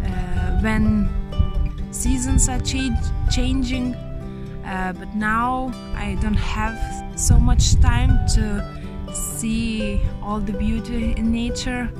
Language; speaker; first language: English; non-native, learner; Lithuanian